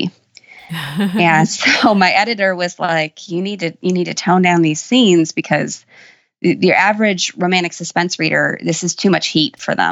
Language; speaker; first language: English; native; English